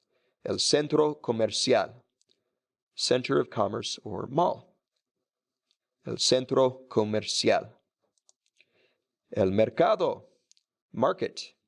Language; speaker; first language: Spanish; non-native, fluent; English